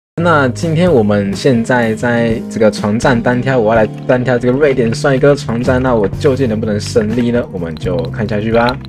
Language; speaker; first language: Chinese; native; Chinese